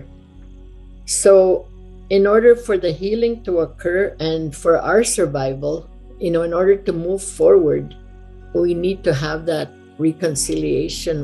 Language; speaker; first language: English; non-native, fluent; Cree